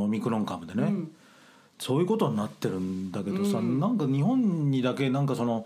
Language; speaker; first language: Japanese; native; Japanese